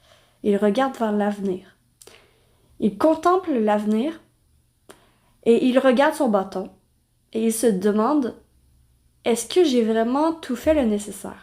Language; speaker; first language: French; native; French